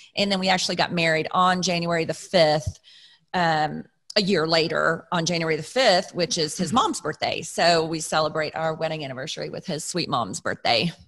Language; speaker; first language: English; native; English